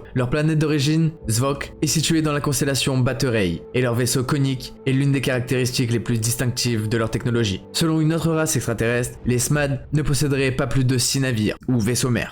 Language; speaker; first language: French; native; French